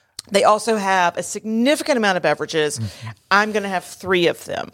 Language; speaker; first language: English; native; English